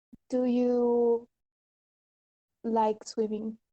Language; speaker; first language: English; non-native, learner; Polish